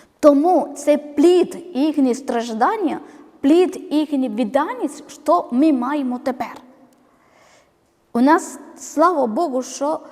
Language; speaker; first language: Ukrainian; non-native, learner; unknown